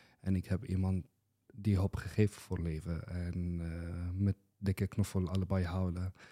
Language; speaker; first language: Dutch; non-native, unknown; Arabic